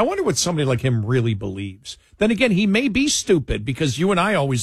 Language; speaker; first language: English; native; English